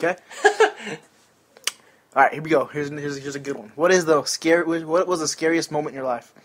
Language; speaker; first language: English; native; English